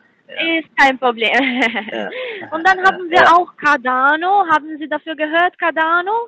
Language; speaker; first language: German; non-native, fluent; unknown